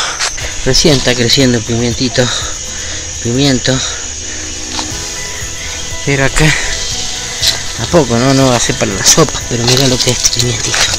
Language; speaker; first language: Spanish; native; Spanish